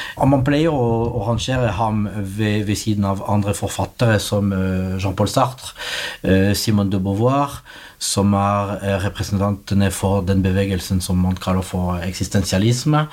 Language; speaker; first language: Norwegian; non-native, fluent; French